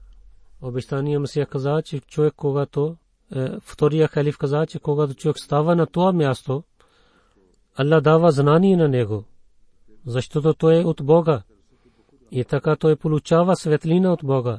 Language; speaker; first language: Bulgarian; non-native, fluent; Urdu